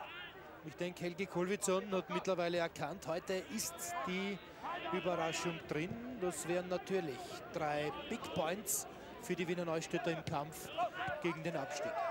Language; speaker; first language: German; native; German